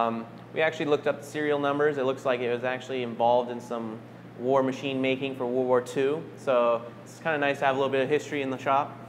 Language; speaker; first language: English; native; English